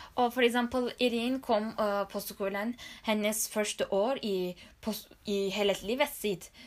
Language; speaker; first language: Norwegian; non-native, learner; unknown